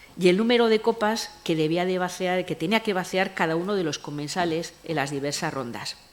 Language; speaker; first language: Spanish; native; Spanish